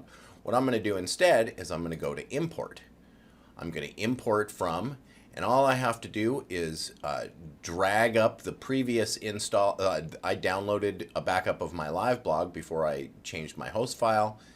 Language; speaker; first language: English; native; English